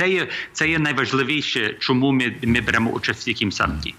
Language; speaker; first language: Ukrainian; early bilingual, heritage; Ukrainian